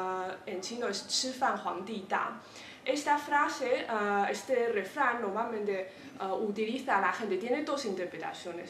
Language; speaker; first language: Spanish; non-native, fluent; Chinese